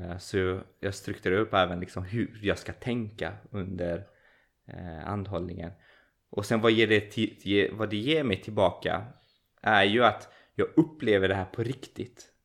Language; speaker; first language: Swedish; early bilingual, other home language; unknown